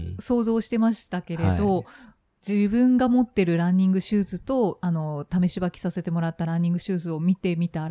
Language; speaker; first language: Japanese; native; Japanese